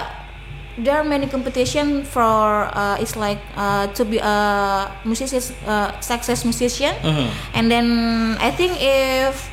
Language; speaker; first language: English; non-native, learner; Indonesian